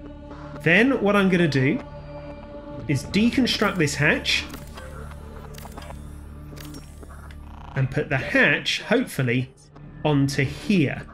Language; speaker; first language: English; native; English